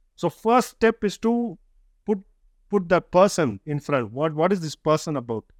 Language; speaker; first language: English; non-native, local second language; Tamil